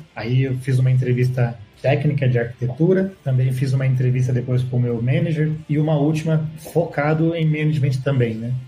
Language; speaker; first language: Portuguese; native; Portuguese